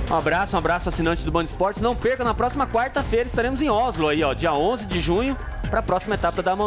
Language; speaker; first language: Portuguese; native; Portuguese